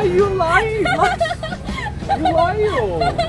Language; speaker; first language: English; non-native, learner; Korean